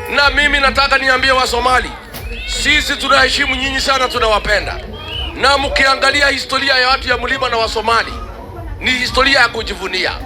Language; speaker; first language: Swahili; non-native, local second language; Kikuyu